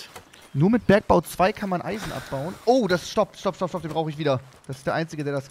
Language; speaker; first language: German; native; German